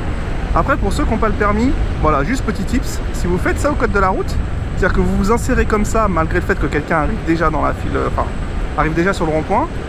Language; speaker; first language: French; native; French